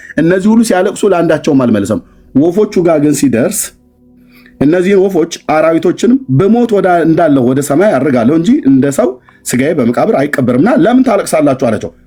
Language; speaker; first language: Amharic; native; Amharic